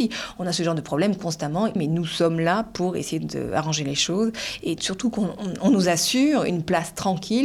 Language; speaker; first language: French; native; French